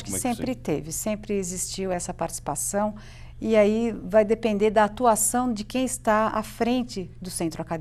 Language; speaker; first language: Portuguese; native; Portuguese